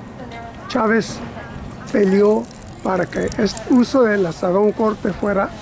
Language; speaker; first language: Spanish; early bilingual, other home language; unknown